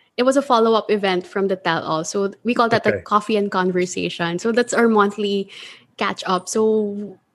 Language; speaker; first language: English; non-native, local second language; Filipino